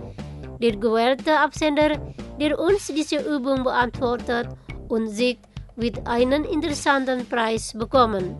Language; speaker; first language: German; non-native, fluent; Indonesian